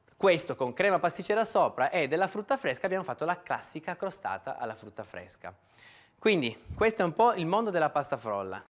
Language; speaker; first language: Italian; native; Italian